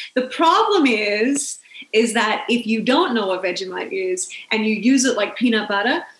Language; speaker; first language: English; native; English